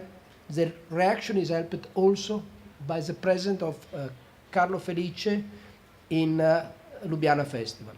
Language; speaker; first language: English; non-native, fluent; Italian